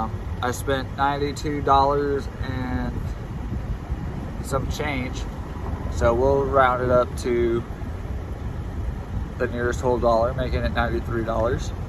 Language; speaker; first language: English; native; English